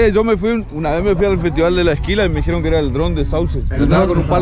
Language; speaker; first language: Spanish; native; Spanish